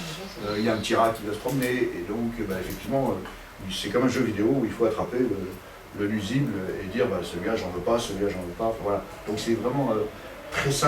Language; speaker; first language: French; native; French